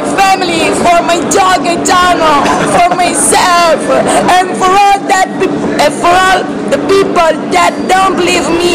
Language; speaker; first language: English; non-native, learner; Italian